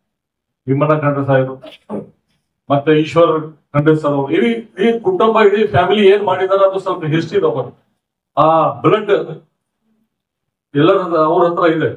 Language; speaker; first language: Kannada; non-native, local second language; Urdu